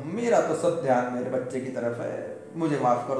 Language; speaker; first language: Hindi; non-native, local second language; Marathi